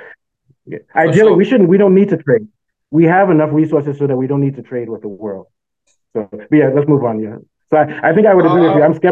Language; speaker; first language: English; non-native, local second language; Yoruba